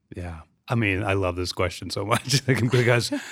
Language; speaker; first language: English; native; English